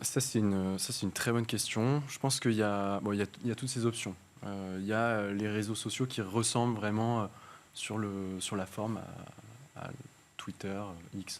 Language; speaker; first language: French; native; French